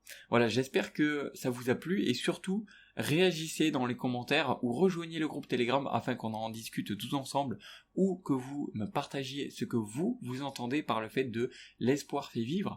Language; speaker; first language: French; native; French